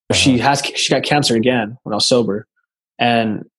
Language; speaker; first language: English; native; English